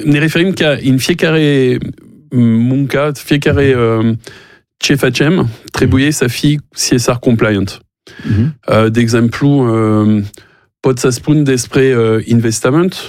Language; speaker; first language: Romanian; non-native, learner; French